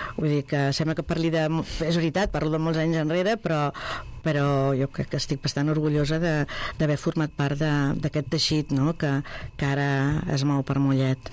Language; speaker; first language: Catalan; non-native, local second language; Spanish